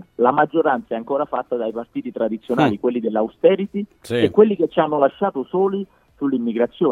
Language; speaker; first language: Italian; native; Italian